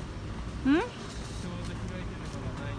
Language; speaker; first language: Japanese; native; Japanese